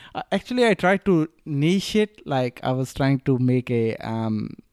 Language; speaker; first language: English; non-native, local second language; Punjabi